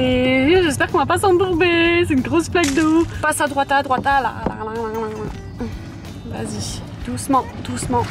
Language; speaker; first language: French; native; French